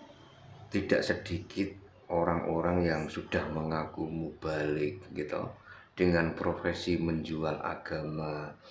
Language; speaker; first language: Indonesian; native; Indonesian